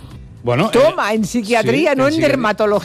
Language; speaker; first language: Spanish; native; Spanish